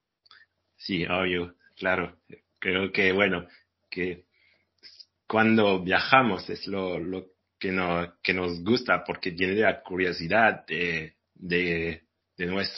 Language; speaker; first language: Spanish; non-native, fluent; French